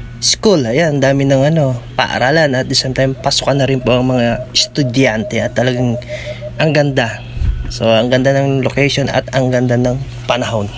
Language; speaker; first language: Filipino; non-native, local second language; Bikol